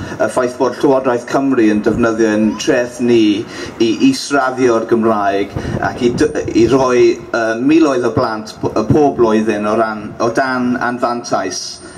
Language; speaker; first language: Welsh; non-native, local second language; English